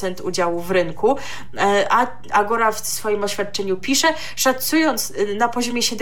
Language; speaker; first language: Polish; native; Polish